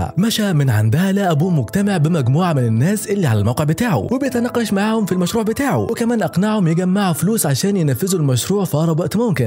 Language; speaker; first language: Arabic; native; Arabic